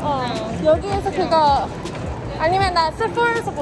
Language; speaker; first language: Korean; early bilingual, heritage; English